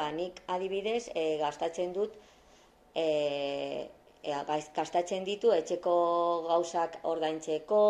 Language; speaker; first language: Basque; non-native, learner; Spanish